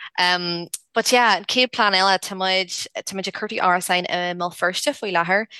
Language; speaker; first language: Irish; non-native, local second language; English